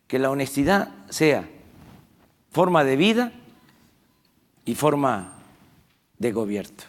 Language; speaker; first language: Spanish; native; Spanish